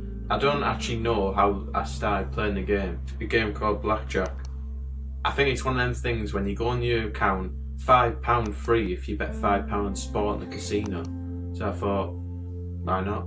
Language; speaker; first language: English; native; English